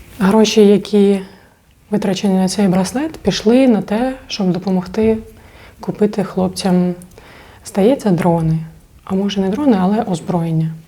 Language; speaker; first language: Ukrainian; non-native, local second language; Russian